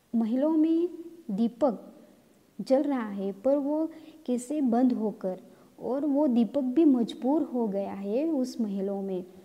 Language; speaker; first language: Hindi; non-native, local second language; Gamit